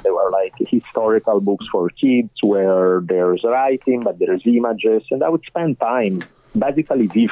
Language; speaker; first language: English; non-native, fluent; Italian